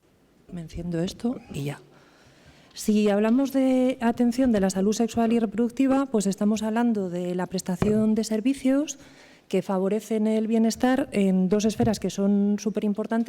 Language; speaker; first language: Spanish; native; Spanish